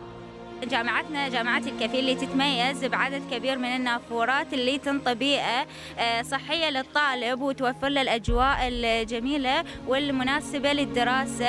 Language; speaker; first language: Arabic; native; Arabic